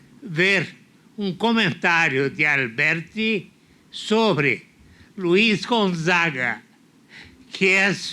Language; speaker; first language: Portuguese; non-native, fluent; Spanish